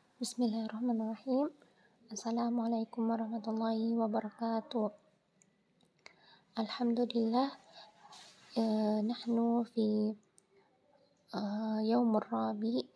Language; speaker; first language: Arabic; non-native, learner; Indonesian